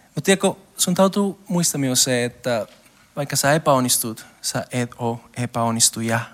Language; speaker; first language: Finnish; non-native, learner; Spanish